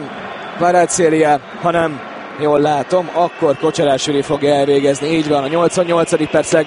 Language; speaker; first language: Hungarian; native; Hungarian